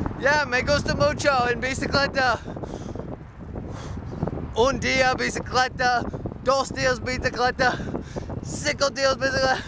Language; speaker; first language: Spanish; non-native, learner; English